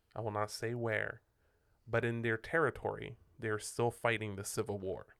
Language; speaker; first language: English; non-native, fluent; Spanish